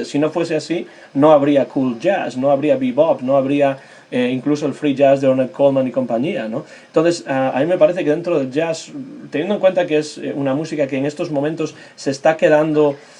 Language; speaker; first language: Spanish; native; Spanish